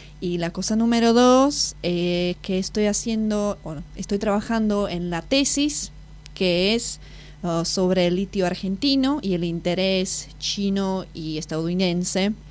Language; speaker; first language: Spanish; non-native, fluent; Slovak